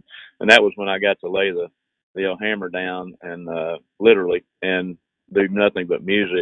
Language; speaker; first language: English; native; English